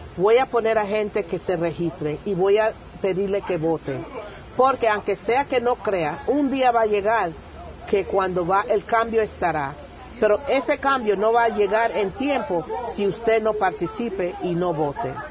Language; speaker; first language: Spanish; native; Spanish